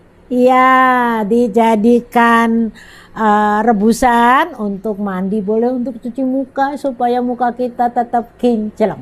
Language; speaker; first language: Indonesian; native; Indonesian